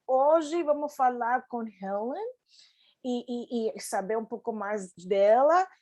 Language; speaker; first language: Portuguese; non-native, fluent; Spanish